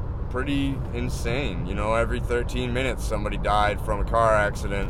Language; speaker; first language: English; native; English